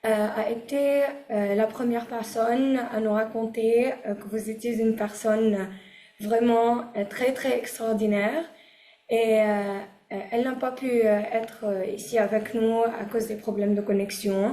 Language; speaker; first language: French; non-native, local second language; Arabic